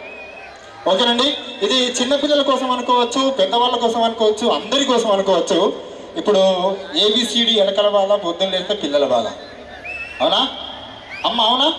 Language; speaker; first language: Telugu; native; Telugu